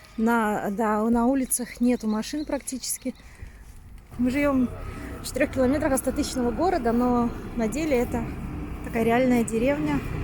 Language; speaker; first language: Russian; native; Russian